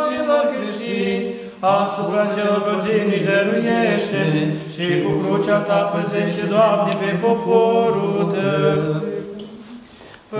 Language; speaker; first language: Romanian; native; Romanian